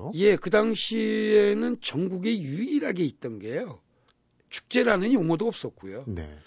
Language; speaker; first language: Korean; native; Korean